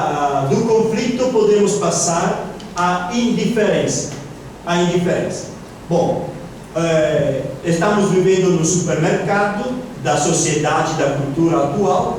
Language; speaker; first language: Portuguese; non-native, fluent; Italian